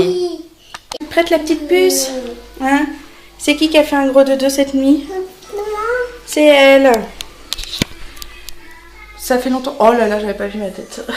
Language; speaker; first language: French; native; French